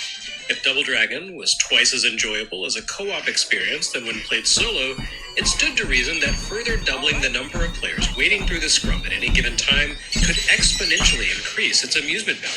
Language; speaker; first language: English; native; English